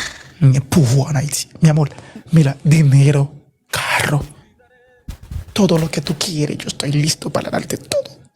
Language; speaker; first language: Spanish; non-native, learner; Haitian Creole